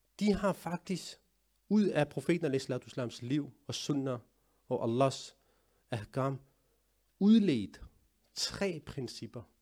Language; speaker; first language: Danish; early bilingual, other home language; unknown